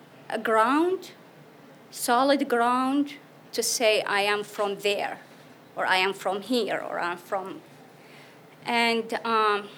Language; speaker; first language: English; non-native, fluent; Arabic